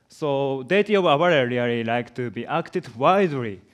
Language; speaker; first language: English; non-native, learner; Japanese